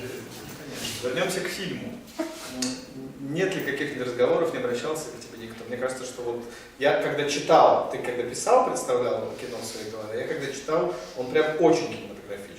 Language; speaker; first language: Russian; native; Russian